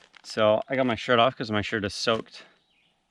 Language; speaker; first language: English; native; English